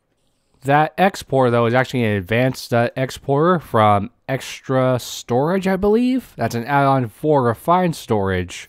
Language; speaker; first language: English; native; English